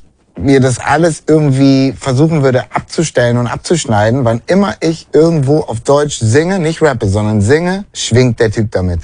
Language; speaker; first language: German; native; German